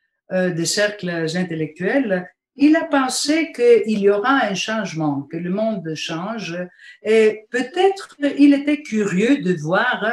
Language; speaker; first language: French; non-native, fluent; Bulgarian